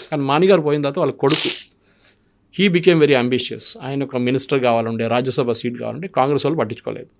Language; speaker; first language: Telugu; non-native, local second language; Malayalam